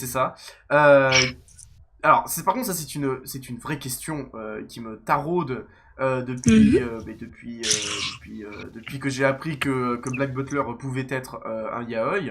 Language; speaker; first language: French; native; French